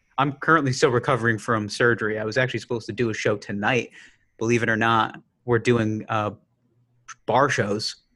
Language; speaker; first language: English; native; English